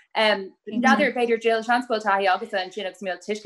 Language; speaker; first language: Irish; native; Irish